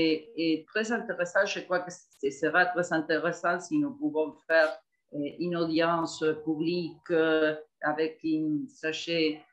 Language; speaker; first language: French; non-native, fluent; Spanish